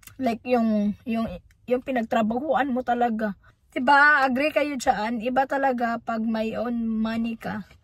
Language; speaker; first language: Filipino; non-native, local second language; Cebuano